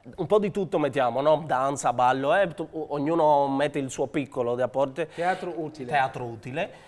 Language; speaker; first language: Italian; non-native, fluent; Spanish